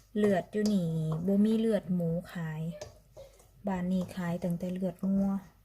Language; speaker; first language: Thai; native; Thai